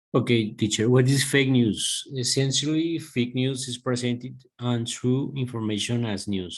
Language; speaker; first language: English; non-native, learner; Spanish